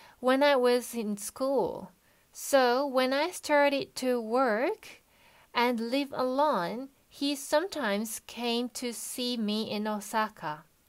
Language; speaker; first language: English; non-native, fluent; Japanese